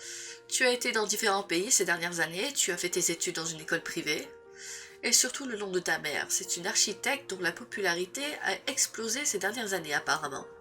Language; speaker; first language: French; native; French